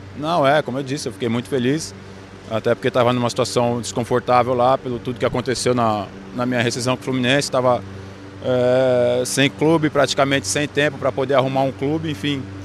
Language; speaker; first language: Portuguese; native; Portuguese